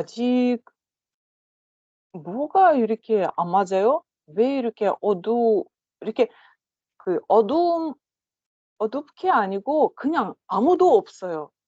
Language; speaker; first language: Korean; non-native, learner; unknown